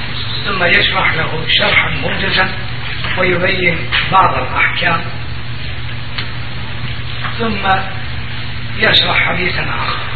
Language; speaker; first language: Arabic; non-native, fluent; Turkish